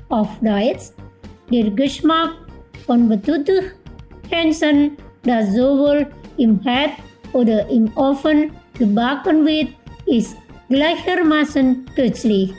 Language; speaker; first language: German; non-native, fluent; Indonesian